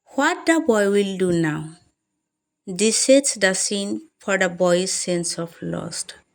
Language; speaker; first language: English; non-native, local second language; Assamese